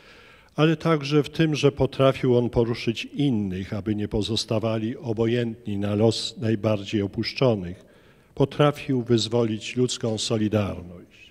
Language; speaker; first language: Polish; native; Polish